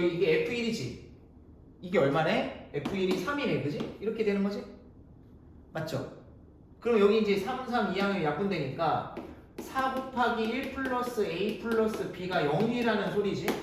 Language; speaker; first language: Korean; native; Korean